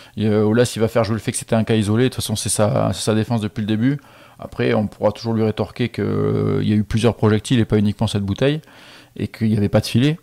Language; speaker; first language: French; native; French